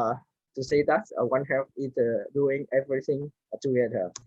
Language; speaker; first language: English; non-native, learner; Vietnamese